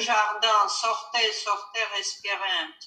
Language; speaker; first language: French; non-native, fluent; Armenian